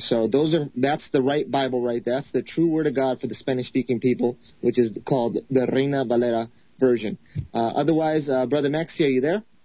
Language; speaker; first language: English; native; English